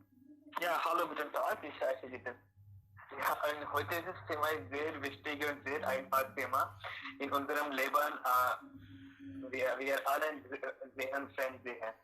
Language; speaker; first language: German; non-native, learner; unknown